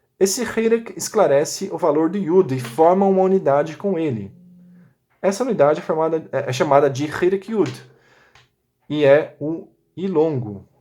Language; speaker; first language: Portuguese; native; Portuguese